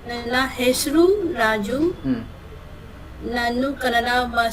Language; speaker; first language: Kannada; non-native, learner; Bhojpuri